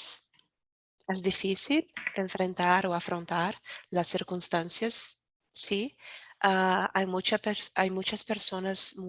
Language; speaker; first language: Spanish; non-native, learner; Portuguese